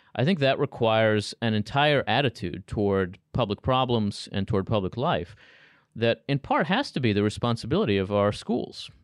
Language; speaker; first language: English; native; English